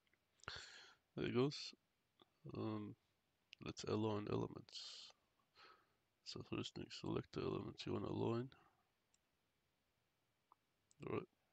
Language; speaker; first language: English; native; English